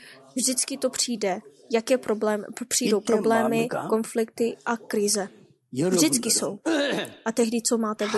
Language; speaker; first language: Czech; non-native, fluent; Korean